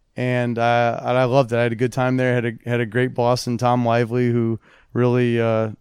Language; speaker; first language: English; native; English